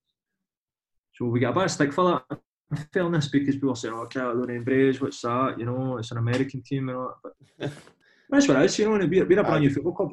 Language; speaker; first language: English; native; English